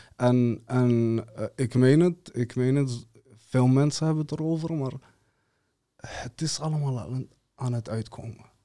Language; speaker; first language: Dutch; early bilingual, other home language; Serbian